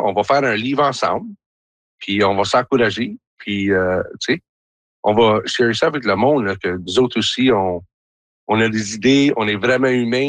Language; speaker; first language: French; native; French